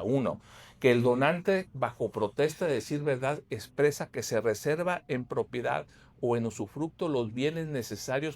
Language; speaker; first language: Spanish; native; Spanish